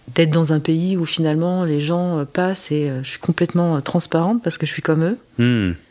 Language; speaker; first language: French; native; French